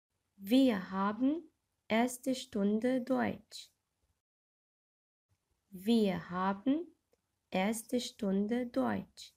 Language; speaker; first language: German; non-native, fluent; Arabic